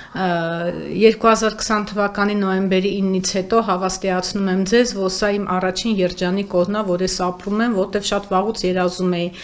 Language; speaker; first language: Armenian; native; Armenian